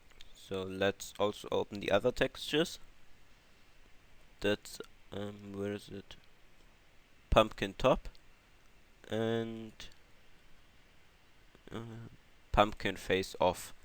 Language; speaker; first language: English; non-native, fluent; German